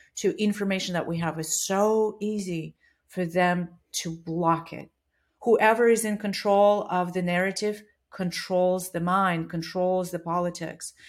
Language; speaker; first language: English; non-native, fluent; Russian